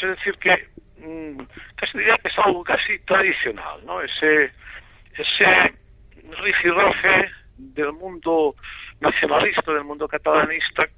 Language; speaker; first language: Spanish; native; Spanish